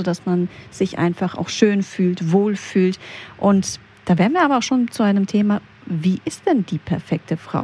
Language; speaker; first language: German; native; German